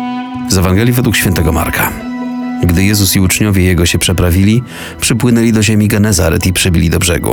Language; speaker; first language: Polish; native; Polish